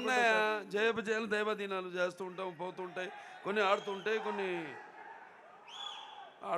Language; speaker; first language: Telugu; native; Telugu